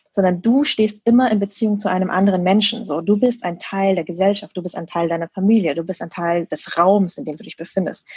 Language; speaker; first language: German; early bilingual, other home language; Vietnamese